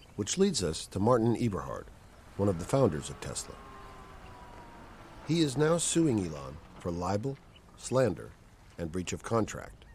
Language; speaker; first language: English; native; English